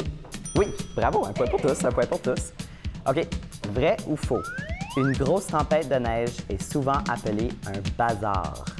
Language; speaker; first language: French; native; French